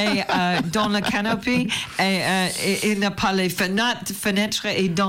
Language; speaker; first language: French; non-native, learner; English